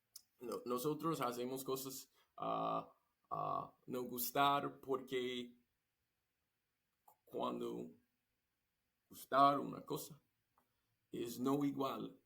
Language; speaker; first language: Spanish; non-native, learner; English